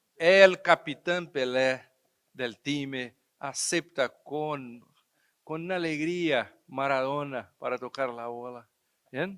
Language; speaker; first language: Spanish; non-native, fluent; Portuguese